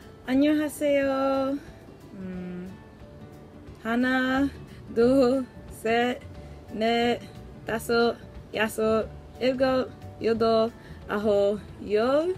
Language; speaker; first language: Korean; non-native, learner; English